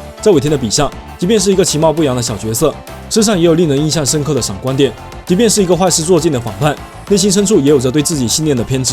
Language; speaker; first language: Chinese; native; Chinese